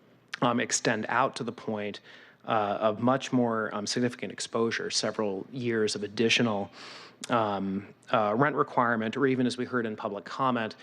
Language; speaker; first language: English; native; English